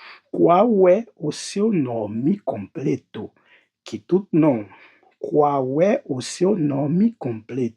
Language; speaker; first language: Portuguese; non-native, learner; Haitian Creole